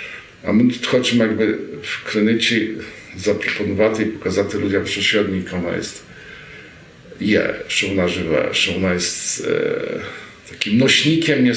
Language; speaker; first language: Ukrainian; early bilingual, heritage; Rusyn